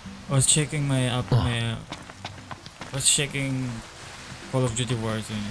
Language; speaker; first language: English; non-native, local second language; Filipino